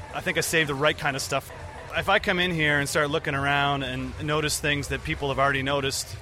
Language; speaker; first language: English; native; English